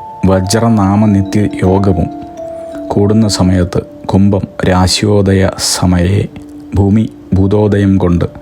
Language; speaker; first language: Malayalam; native; Malayalam